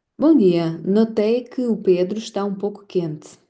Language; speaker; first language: Portuguese; non-native, learner; Ukrainian